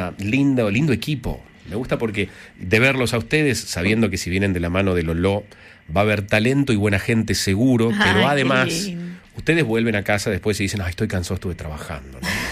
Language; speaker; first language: Spanish; native; Spanish